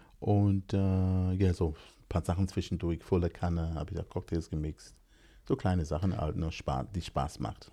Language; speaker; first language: German; non-native, fluent; English